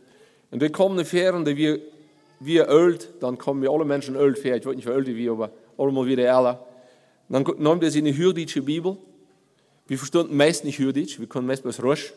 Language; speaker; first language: German; non-native, learner; Plautdietsch